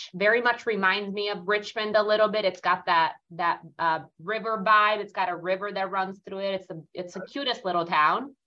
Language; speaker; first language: English; non-native, fluent; Italian